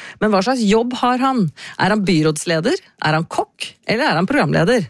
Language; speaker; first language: Norwegian; native; Norwegian